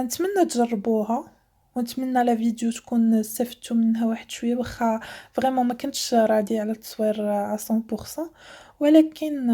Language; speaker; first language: Arabic; native; Arabic